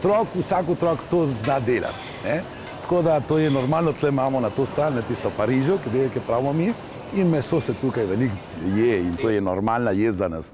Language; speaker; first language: Slovenian; early bilingual, heritage; Slovenian